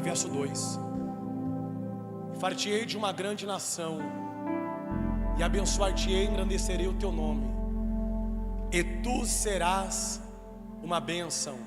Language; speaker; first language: Portuguese; native; Portuguese